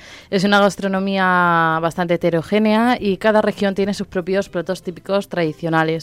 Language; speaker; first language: Spanish; native; Spanish